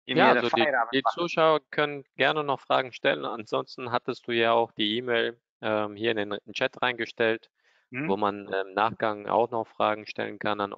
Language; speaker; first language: German; native; German